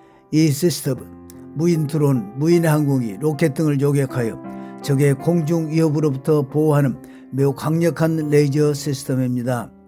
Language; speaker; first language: Korean; native; Korean